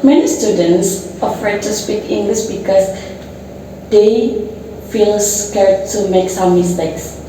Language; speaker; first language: English; non-native, learner; Indonesian